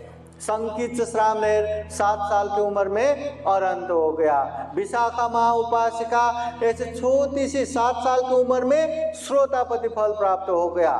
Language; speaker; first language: Hindi; non-native, local second language; Marathi